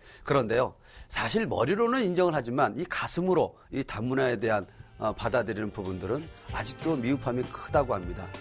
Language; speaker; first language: Korean; native; Korean